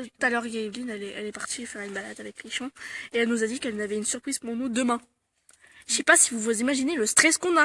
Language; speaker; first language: French; native; French